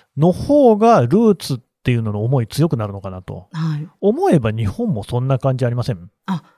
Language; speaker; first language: Japanese; native; Japanese